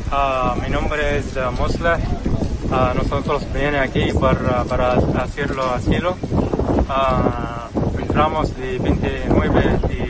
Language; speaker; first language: Spanish; non-native, learner; Arabic